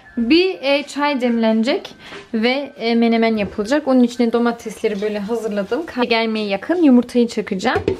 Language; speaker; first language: Turkish; early bilingual, heritage; Turkish